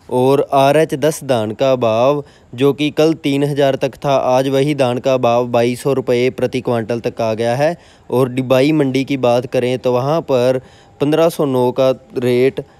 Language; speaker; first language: Hindi; non-native, local second language; Punjabi